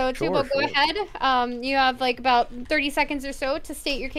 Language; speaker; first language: English; native; English